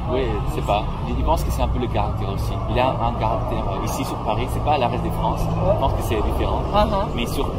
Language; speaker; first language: French; non-native, fluent; Spanish